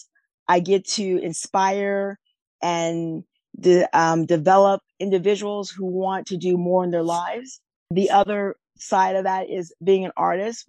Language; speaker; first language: English; native; English